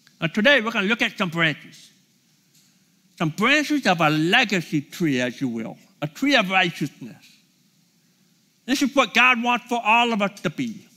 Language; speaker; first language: English; native; English